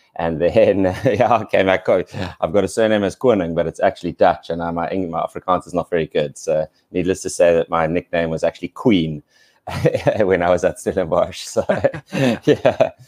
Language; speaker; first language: English; native; English